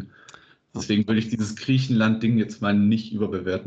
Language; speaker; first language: German; native; German